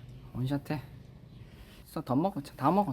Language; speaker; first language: Korean; native; Korean